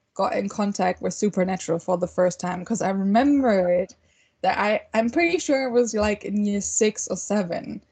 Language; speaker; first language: English; non-native, fluent; German